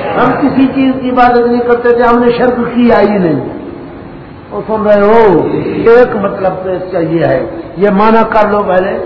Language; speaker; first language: Urdu; non-native, local second language; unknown